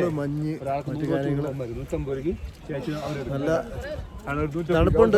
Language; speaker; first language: Malayalam; native; Malayalam